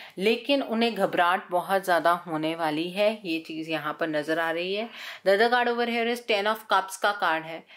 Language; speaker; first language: Hindi; native; Hindi